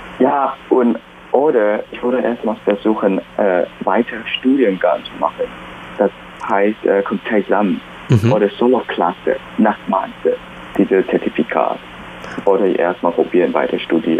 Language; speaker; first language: German; non-native, fluent; Chinese